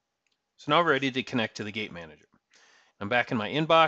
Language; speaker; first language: English; native; English